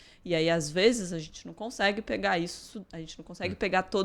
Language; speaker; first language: Portuguese; native; Portuguese